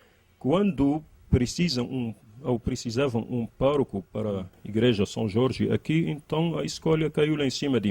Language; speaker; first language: Portuguese; non-native, learner; Arabic